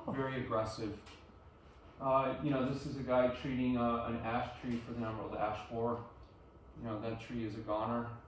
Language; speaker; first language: English; native; English